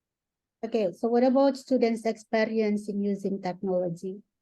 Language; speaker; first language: English; non-native, fluent; Indonesian